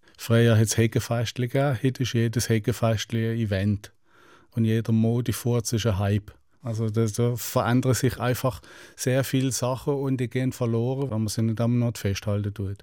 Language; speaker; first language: German; native; German